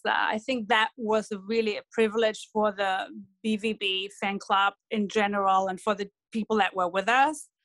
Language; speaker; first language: English; non-native, fluent; German